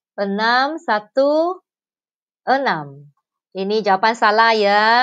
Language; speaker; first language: Malay; non-native, local second language; Chinese